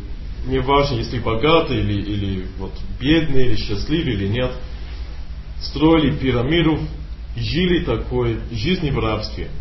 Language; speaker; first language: Russian; non-native, learner; English